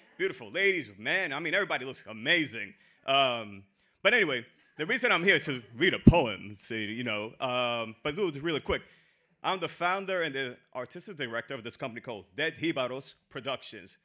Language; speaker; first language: English; native; English